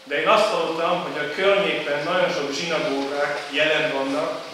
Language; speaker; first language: Hungarian; non-native, fluent; German